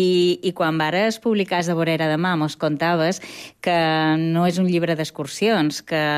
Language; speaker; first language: Catalan; native; Catalan